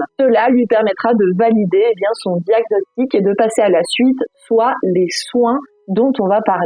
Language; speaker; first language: French; native; French